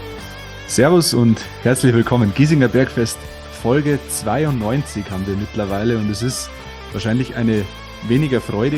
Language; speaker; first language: German; native; German